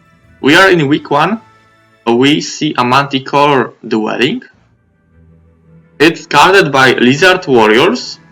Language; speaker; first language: English; non-native, fluent; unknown